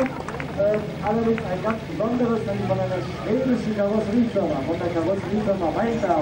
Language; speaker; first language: German; native; German